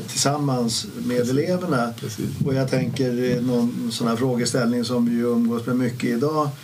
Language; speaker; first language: Swedish; native; Swedish